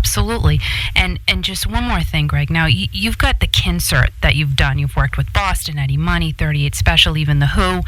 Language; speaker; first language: English; native; English